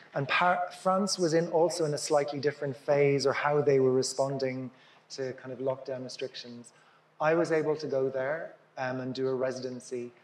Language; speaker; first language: English; native; English